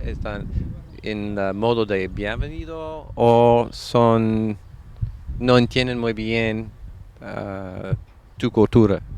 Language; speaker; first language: Spanish; non-native, learner; English